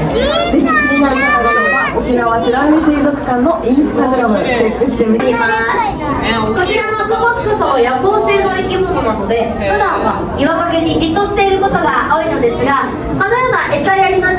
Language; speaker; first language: Japanese; native; Japanese